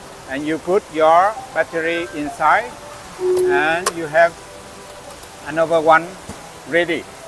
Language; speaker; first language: English; non-native, learner; Vietnamese